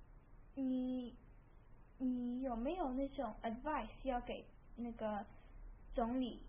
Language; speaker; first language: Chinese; early bilingual, heritage; Chinese